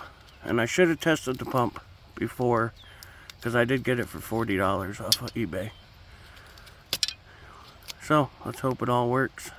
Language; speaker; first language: English; native; English